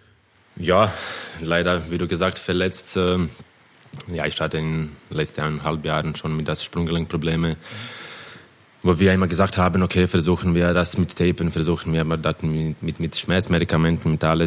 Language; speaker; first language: German; non-native, fluent; Croatian